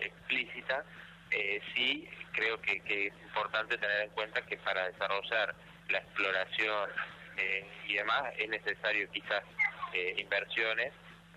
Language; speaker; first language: Spanish; native; Spanish